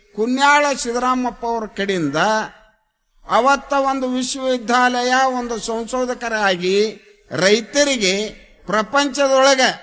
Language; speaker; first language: Kannada; native; Kannada